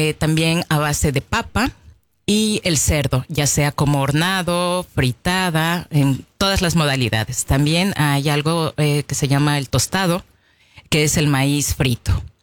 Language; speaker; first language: Spanish; native; Spanish